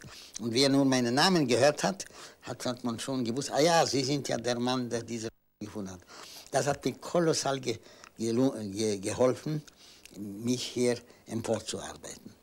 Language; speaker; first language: German; non-native, fluent; Polish